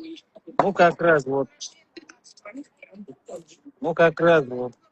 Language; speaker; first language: Russian; non-native, learner; Uzbek